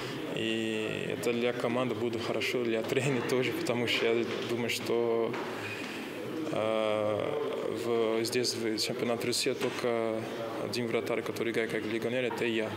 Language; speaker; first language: Russian; non-native, learner; Portuguese